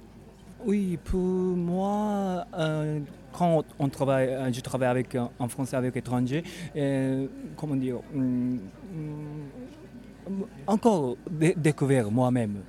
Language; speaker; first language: French; non-native, learner; Japanese